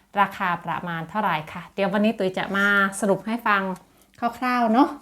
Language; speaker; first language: Thai; native; Thai